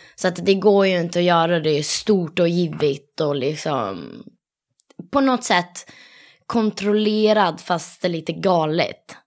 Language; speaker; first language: Swedish; non-native, fluent; Italian